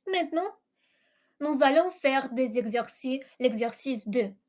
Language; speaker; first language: French; non-native, fluent; Ukrainian